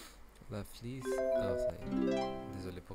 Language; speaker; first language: French; non-native, learner; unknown